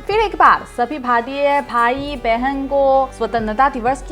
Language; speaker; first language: Hindi; non-native, fluent; Chinese